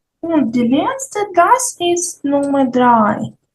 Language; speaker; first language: German; non-native, fluent; Ukrainian